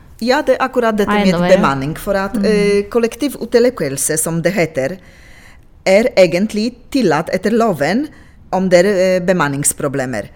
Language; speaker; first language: Norwegian; non-native, fluent; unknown